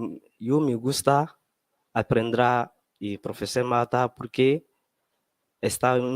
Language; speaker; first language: Spanish; non-native, learner; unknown